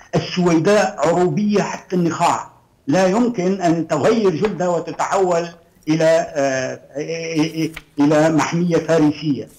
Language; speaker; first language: Arabic; native; Arabic